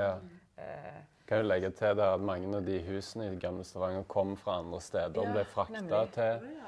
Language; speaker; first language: Norwegian; native; Norwegian